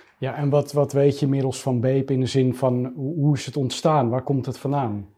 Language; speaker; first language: Dutch; native; Dutch